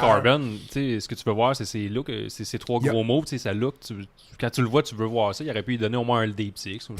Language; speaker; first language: French; native; French